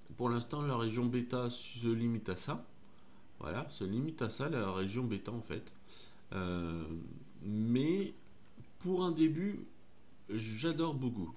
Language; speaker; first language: French; native; French